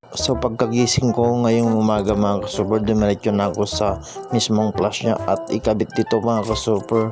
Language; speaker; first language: Filipino; non-native, local second language; Iloko